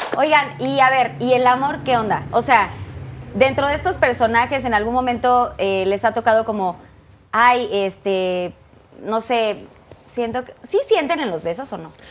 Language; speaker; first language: Spanish; native; Spanish